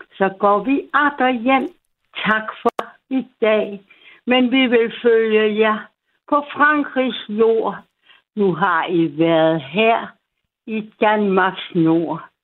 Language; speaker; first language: Danish; native; Danish